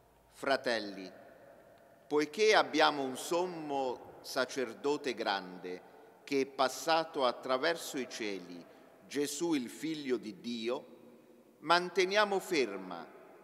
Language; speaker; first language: Italian; native; Italian